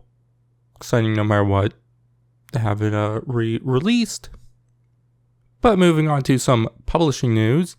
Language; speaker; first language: English; native; English